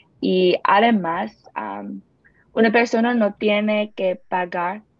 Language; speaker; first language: Spanish; non-native, learner; English